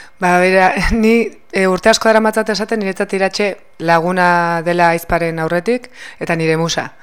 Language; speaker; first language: Basque; native; Basque